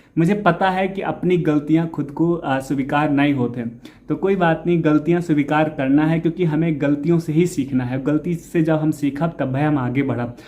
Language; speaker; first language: Hindi; native; Hindi